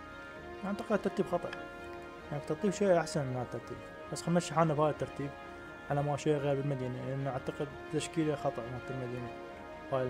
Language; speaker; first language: Arabic; native; Arabic